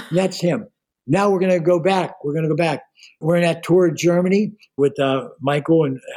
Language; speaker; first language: English; native; English